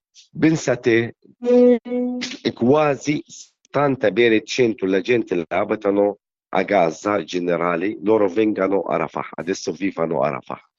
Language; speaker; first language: Italian; non-native, learner; Arabic